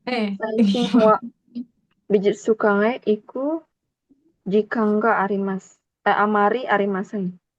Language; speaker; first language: Japanese; non-native, learner; Indonesian